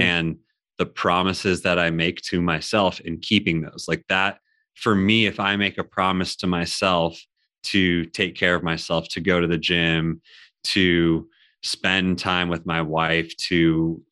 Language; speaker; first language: English; native; English